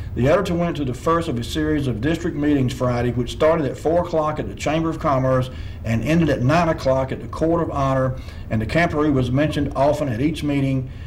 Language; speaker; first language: English; native; English